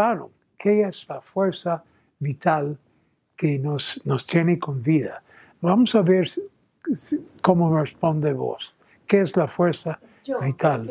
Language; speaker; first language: Spanish; non-native, fluent; English